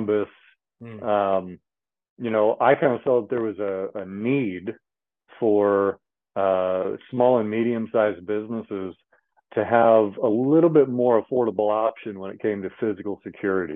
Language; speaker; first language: English; native; English